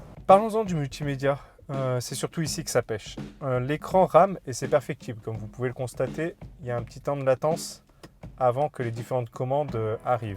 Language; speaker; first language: French; native; French